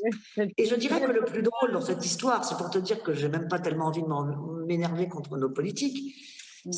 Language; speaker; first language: French; native; French